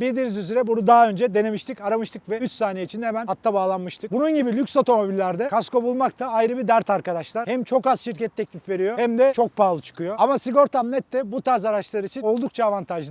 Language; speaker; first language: Turkish; native; Turkish